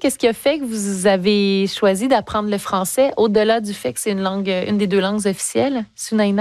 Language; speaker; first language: French; native; French